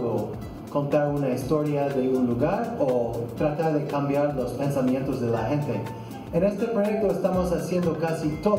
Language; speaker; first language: Spanish; non-native, fluent; English